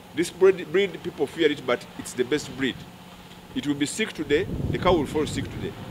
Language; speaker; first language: English; non-native, local second language; Ganda